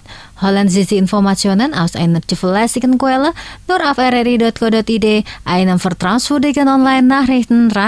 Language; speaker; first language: German; non-native, fluent; Indonesian